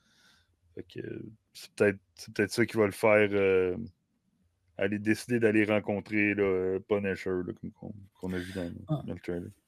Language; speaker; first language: French; native; French